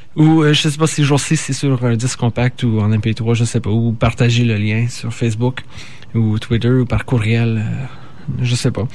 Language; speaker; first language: French; native; French